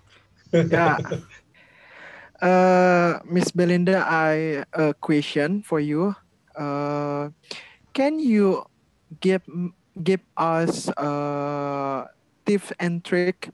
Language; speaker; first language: English; non-native, learner; Indonesian